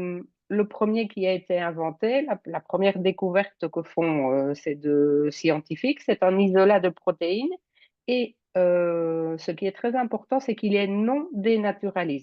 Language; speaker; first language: French; native; French